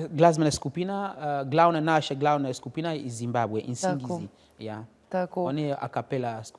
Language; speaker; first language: Slovenian; non-native, learner; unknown